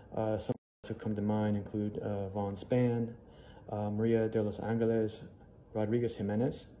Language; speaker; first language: English; native; English